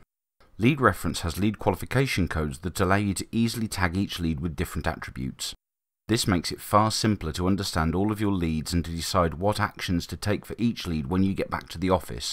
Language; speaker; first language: English; native; English